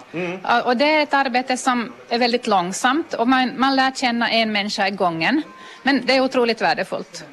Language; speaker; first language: Swedish; native; Swedish